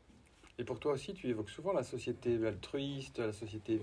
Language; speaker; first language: French; native; French